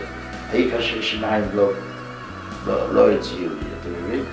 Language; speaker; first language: Hebrew; non-native, fluent; Yiddish